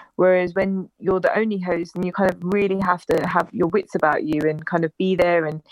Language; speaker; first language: English; native; English